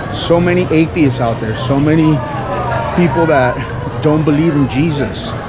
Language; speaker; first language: English; native; English